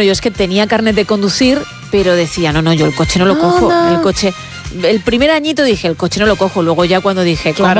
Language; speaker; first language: Spanish; native; Spanish